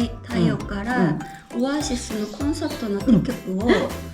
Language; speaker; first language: Japanese; non-native, learner; Korean